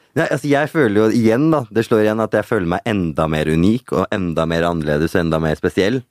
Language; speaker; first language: Norwegian; early bilingual, other home language; Punjabi